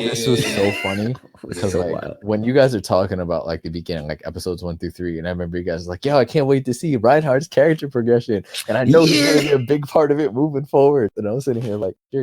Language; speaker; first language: English; native; English